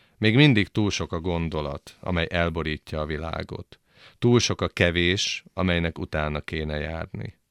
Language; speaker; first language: Hungarian; native; Hungarian